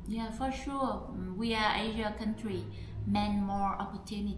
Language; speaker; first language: English; non-native, learner; Vietnamese